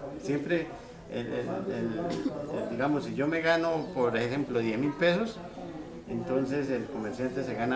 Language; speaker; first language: Spanish; native; Spanish